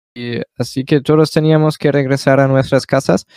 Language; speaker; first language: Spanish; non-native, learner; German